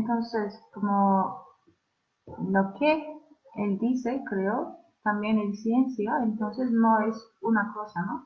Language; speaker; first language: Spanish; non-native, learner; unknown